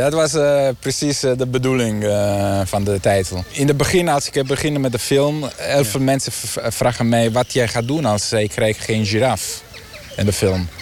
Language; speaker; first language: Dutch; non-native, learner; Italian